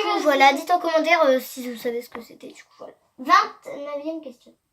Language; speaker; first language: French; native; French